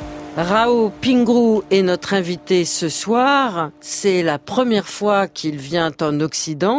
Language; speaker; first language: French; native; French